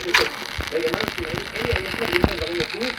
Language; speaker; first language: Hebrew; native; Hebrew